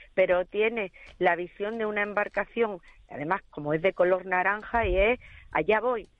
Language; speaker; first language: Spanish; native; Spanish